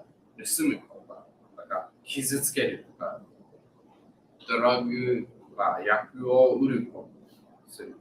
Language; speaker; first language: Japanese; non-native, learner; English